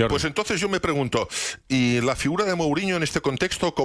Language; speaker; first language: Spanish; native; Spanish